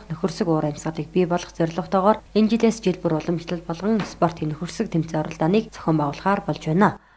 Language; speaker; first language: Mongolian; native; Mongolian